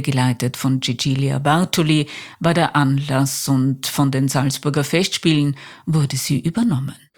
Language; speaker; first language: German; native; German